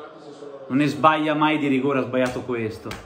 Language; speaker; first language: Italian; native; Italian